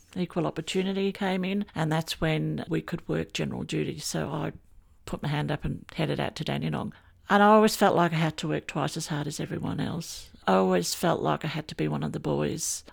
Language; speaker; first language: English; native; English